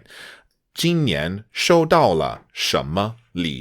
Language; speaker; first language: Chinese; non-native, fluent; English